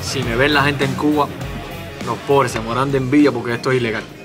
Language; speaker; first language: Spanish; native; Spanish